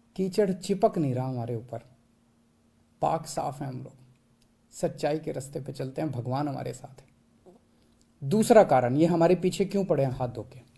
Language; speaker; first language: Hindi; native; Hindi